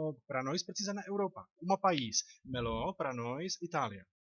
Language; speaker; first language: Portuguese; non-native, learner; Czech